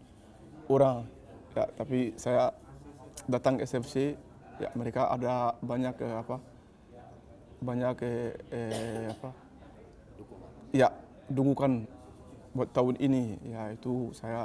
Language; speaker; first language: Indonesian; non-native, learner; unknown